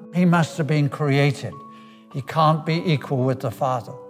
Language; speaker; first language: English; native; English